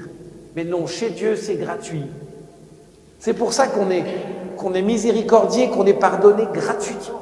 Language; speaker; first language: French; native; French